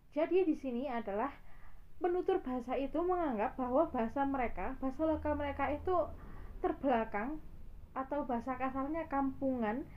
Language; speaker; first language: Indonesian; non-native, local second language; Javanese